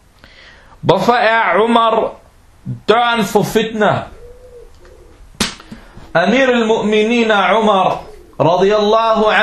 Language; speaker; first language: Danish; early bilingual, other home language; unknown